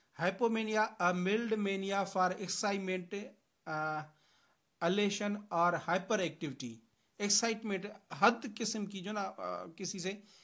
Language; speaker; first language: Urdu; non-native, local second language; Sindhi